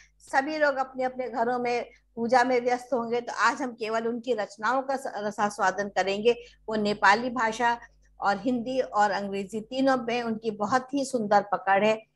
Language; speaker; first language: Hindi; native; Hindi